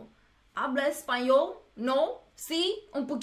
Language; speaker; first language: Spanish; non-native, learner; English